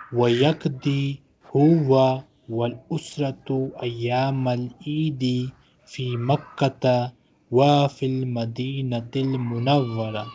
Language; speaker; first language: Arabic; non-native, fluent; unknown